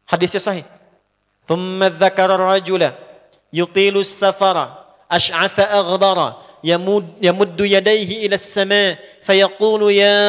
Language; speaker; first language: Indonesian; native; Indonesian